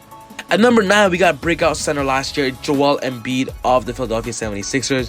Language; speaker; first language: English; native; English